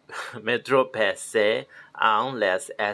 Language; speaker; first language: Spanish; non-native, learner; Chinese